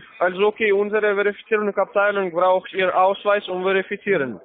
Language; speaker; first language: German; non-native, learner; Russian